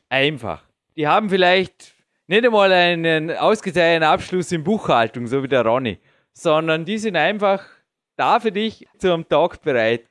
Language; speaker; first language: German; native; German